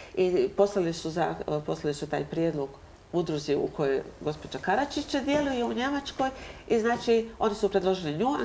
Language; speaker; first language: Croatian; native; Croatian